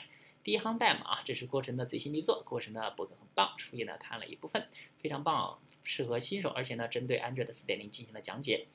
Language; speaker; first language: Chinese; native; Chinese